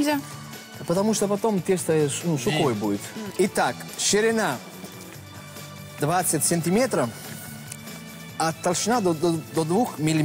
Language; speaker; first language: Russian; non-native, fluent; Italian